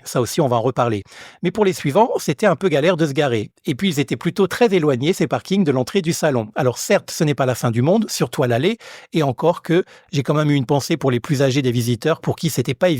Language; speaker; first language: French; native; French